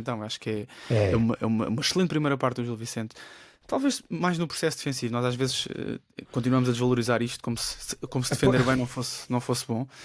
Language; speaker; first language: Portuguese; native; Portuguese